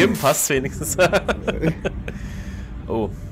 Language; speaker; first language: German; native; German